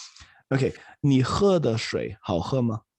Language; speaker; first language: Chinese; non-native, fluent; Swedish